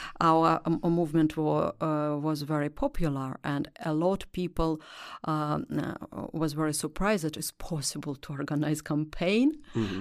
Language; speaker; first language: English; non-native, learner; Russian